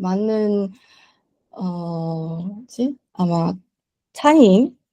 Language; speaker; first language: Korean; non-native, learner; Chinese